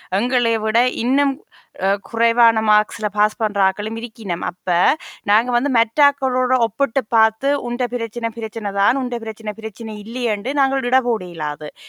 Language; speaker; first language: Tamil; native; Tamil